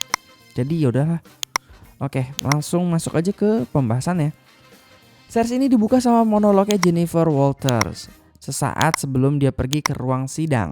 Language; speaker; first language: Indonesian; native; Indonesian